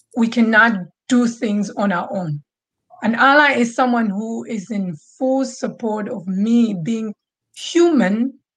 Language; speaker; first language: English; non-native, local second language; Swahili